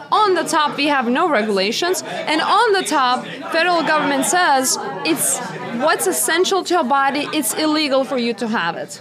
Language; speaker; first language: English; non-native, fluent; Lithuanian